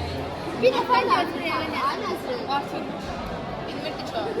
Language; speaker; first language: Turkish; non-native, learner; Azerbaijani